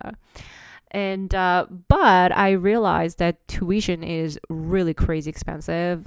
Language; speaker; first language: English; non-native, fluent; Korean